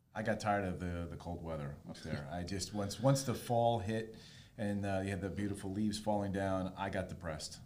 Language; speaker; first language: English; native; English